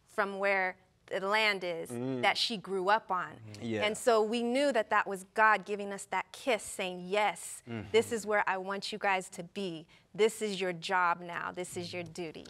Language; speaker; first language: English; native; English